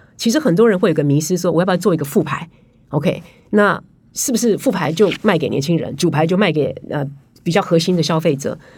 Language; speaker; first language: Chinese; native; Chinese